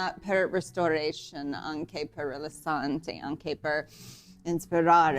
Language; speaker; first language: Italian; non-native, learner; English